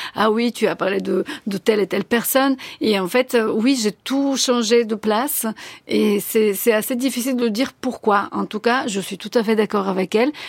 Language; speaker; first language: French; non-native, fluent; Bulgarian